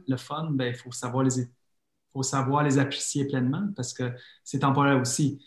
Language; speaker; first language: French; non-native, fluent; English